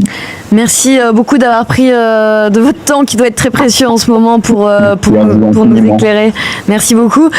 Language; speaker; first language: French; native; French